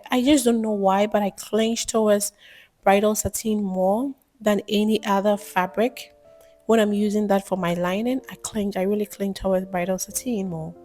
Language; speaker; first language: English; non-native, local second language; Akan